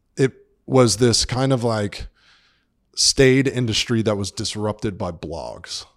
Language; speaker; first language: English; native; English